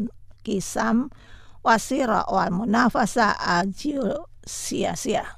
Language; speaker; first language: Arabic; non-native, fluent; Indonesian